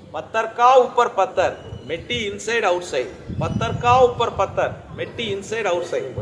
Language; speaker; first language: Hindi; non-native, local second language; Tamil